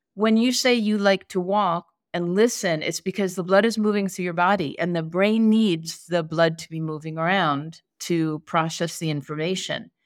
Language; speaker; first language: English; native; English